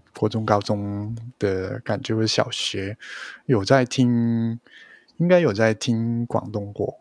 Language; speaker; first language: Chinese; non-native, local second language; Cantonese